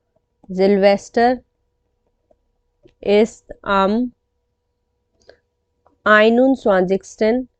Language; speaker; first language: German; non-native, fluent; Hindi